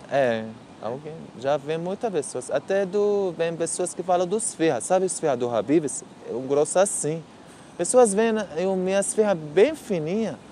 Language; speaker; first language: Portuguese; non-native, learner; Arabic